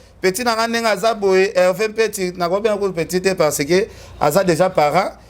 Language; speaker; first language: Lingala; native; Lingala